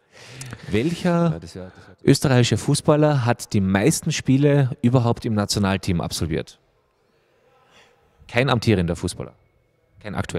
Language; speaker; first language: German; native; German